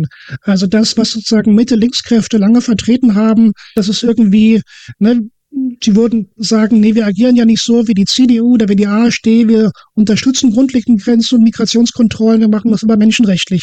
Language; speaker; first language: German; native; German